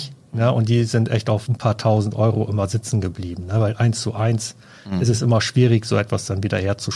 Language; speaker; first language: German; native; German